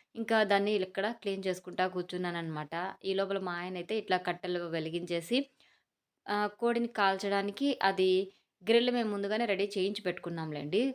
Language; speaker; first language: Telugu; native; Telugu